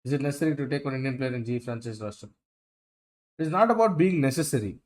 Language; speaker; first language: English; non-native, local second language; Hindi